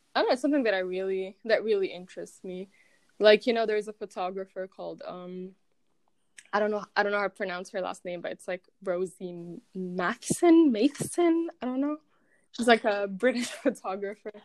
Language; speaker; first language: English; non-native, fluent; Arabic